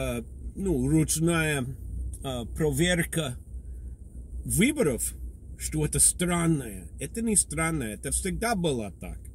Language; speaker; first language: Russian; non-native, fluent; English